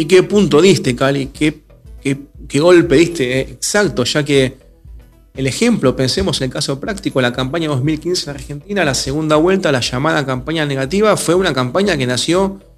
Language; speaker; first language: Spanish; native; Spanish